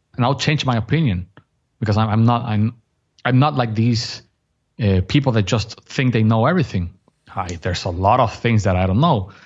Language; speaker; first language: English; non-native, fluent; Spanish